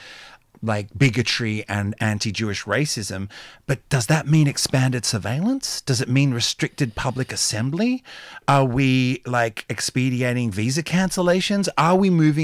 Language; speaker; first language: English; native; English